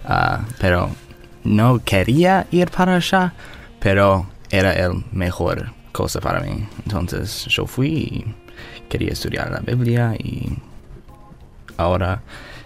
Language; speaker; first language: Spanish; non-native, learner; English